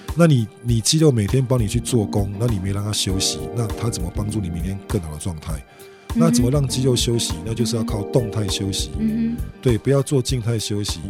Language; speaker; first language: Chinese; native; Chinese